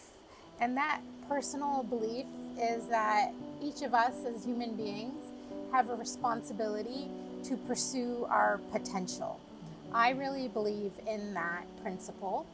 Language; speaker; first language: English; native; English